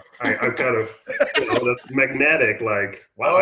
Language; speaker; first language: English; non-native, fluent; Dutch